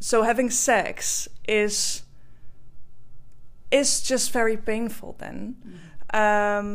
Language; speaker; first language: English; non-native, fluent; Dutch